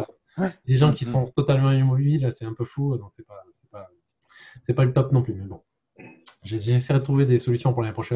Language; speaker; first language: French; native; French